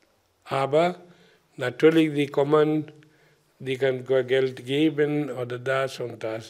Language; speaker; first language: German; non-native, learner; Hindi